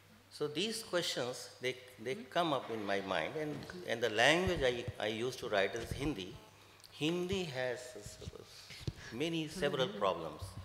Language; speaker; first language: English; non-native, local second language; Bhojpuri